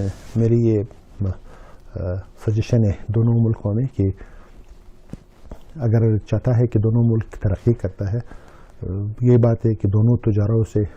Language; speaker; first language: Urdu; non-native, learner; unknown